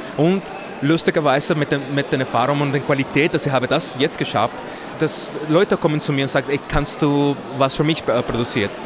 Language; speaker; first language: German; non-native, learner; Spanish